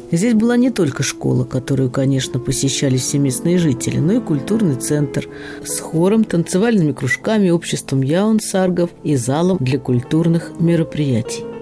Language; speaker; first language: Russian; native; Russian